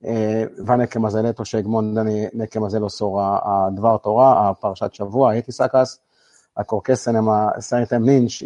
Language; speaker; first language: Hungarian; non-native, learner; Hebrew